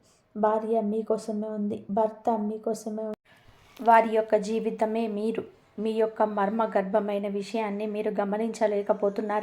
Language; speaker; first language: Telugu; native; Telugu